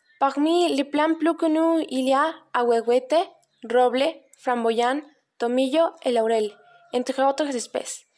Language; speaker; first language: French; non-native, learner; Spanish